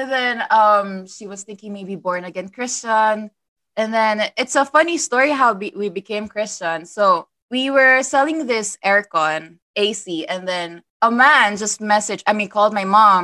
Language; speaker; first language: English; non-native, local second language; Persian